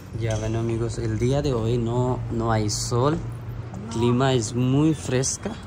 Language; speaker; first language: Spanish; non-native, learner; Urdu